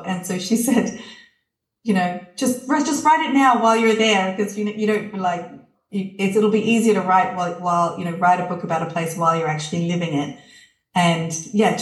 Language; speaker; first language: English; native; English